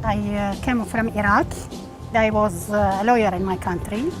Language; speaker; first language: English; non-native, learner; Arabic